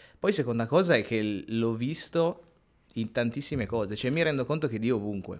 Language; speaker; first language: Italian; native; Italian